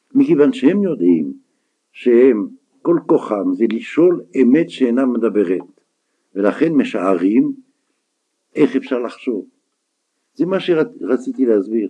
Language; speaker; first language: Hebrew; non-native, fluent; French